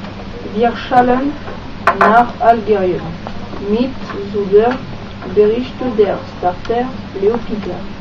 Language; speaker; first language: German; non-native, learner; French